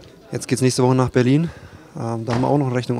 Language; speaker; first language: German; native; German